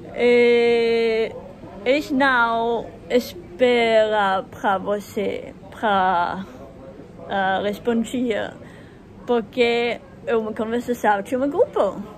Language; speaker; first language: Portuguese; non-native, learner; German